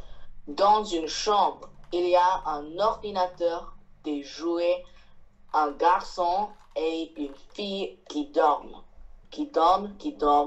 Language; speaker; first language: French; non-native, learner; Chinese